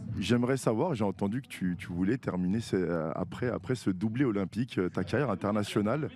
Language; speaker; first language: French; native; French